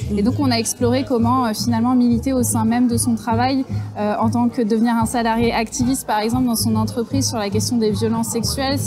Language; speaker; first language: French; native; French